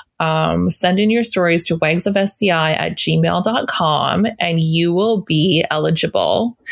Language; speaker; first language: English; native; English